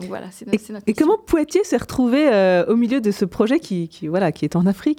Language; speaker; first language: French; native; French